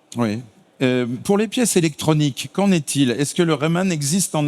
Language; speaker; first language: French; native; French